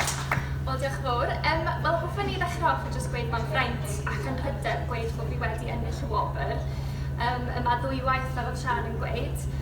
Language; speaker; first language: Welsh; native; Welsh